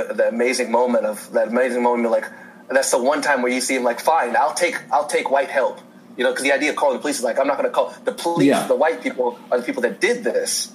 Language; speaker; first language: English; native; English